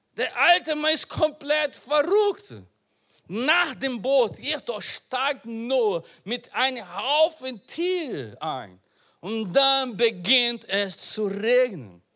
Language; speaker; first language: German; non-native, learner; Portuguese